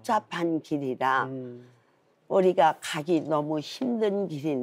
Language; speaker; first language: Korean; native; Korean